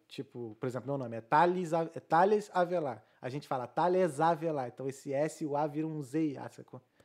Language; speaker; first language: Portuguese; native; Portuguese